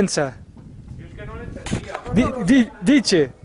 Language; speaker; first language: Spanish; non-native, learner; French